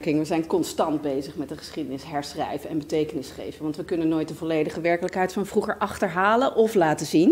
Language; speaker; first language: Dutch; native; Dutch